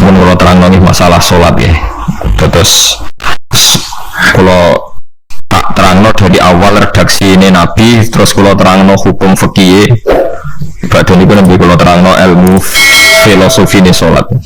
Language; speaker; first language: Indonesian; non-native, local second language; Javanese